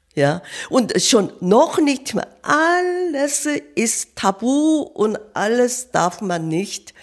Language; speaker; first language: German; non-native, fluent; Korean